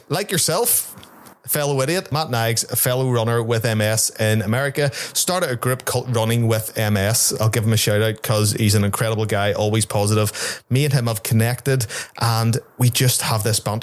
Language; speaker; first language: English; native; English